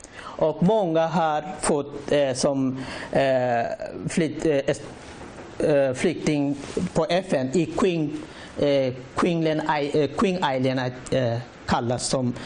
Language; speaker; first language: Swedish; non-native, learner; Rohingya